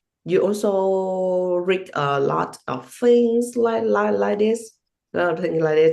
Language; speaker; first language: English; non-native, learner; Vietnamese